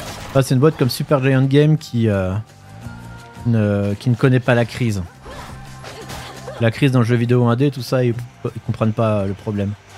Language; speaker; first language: French; native; French